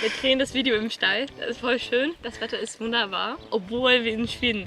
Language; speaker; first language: German; non-native, fluent; Swedish